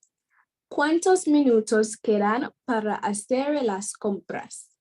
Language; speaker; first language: Spanish; non-native, fluent; English